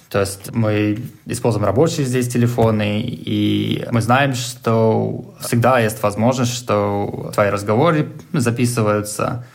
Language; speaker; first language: Russian; non-native, fluent; English